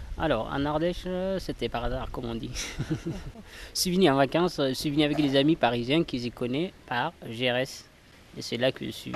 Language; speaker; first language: French; non-native, local second language; Fula